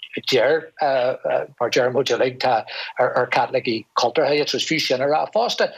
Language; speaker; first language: Irish; non-native, local second language; English